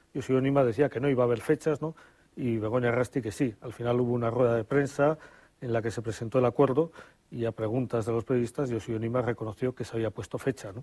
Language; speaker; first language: Spanish; native; Spanish